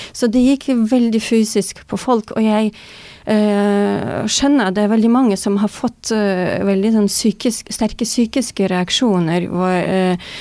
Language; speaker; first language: Norwegian; non-native, fluent; Ukrainian